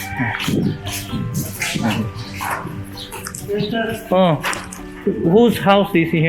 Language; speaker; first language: English; non-native, learner; Korean